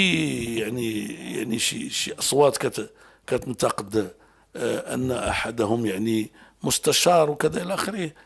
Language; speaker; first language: Arabic; native; Arabic